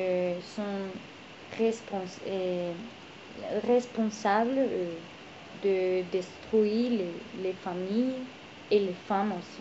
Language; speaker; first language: French; non-native, learner; Spanish